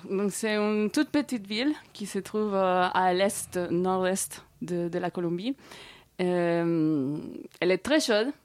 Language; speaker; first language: French; non-native, fluent; Spanish